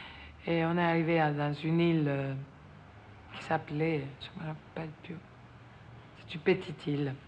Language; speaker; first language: French; non-native, fluent; Italian